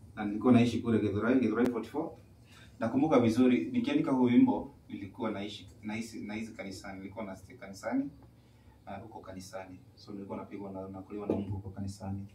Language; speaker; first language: Swahili; non-native, local second language; Kikuyu